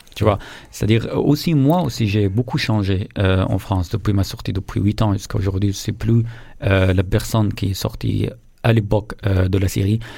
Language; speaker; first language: French; non-native, fluent; Arabic